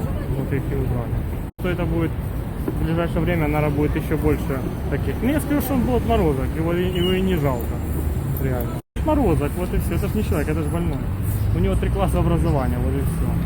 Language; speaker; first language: Russian; native; Russian